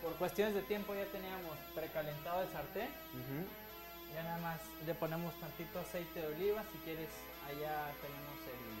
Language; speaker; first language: Spanish; native; Spanish